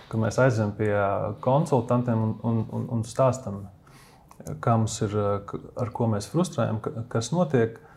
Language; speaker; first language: Latvian; native; Latvian